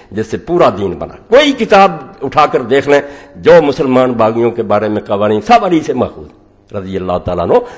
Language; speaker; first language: Urdu; non-native, local second language; Punjabi